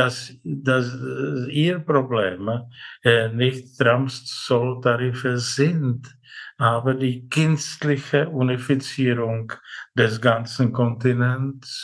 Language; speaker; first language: German; non-native, fluent; Czech